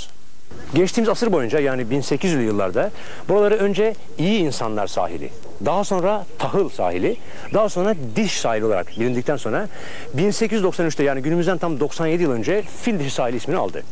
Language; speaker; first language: Turkish; native; Turkish